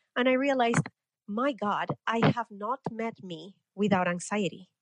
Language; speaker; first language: English; non-native, fluent; Spanish